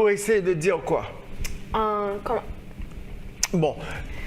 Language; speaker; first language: French; non-native, local second language; Haitian Creole